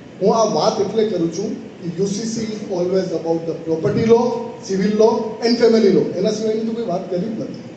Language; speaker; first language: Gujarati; non-native, local second language; Marwari